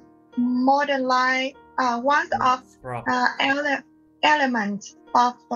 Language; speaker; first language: English; non-native, learner; Vietnamese